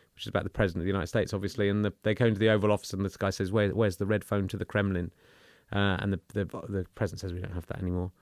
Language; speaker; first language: English; native; English